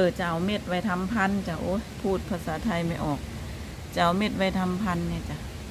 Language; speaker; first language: Thai; native; Thai